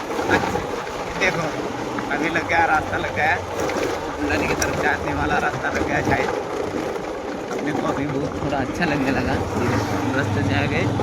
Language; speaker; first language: Hindi; non-native, local second language; Marathi